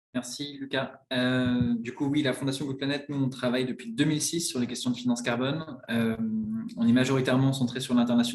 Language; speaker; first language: French; native; French